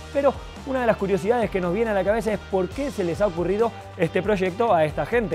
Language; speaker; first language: Spanish; native; Spanish